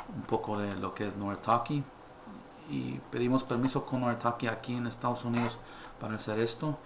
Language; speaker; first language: Spanish; early bilingual, heritage; Spanish